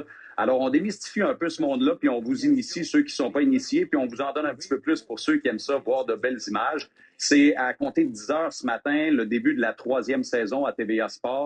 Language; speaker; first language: French; native; French